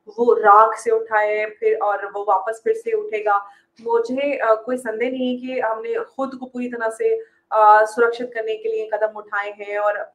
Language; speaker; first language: Hindi; native; Hindi